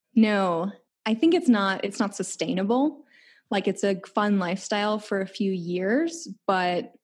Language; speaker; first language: English; native; English